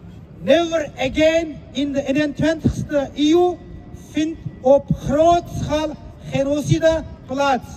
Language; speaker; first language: Dutch; non-native, fluent; Uyghur